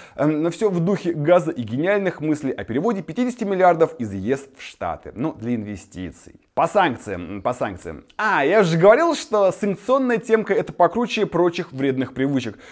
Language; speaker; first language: Russian; native; Russian